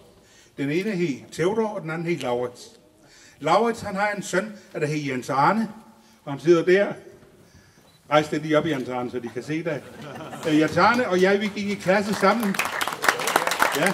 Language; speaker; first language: Danish; native; Danish